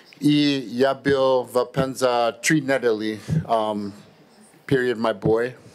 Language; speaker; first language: Russian; non-native, learner; English